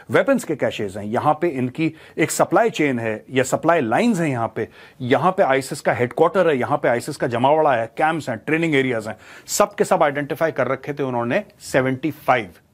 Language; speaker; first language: Hindi; native; Hindi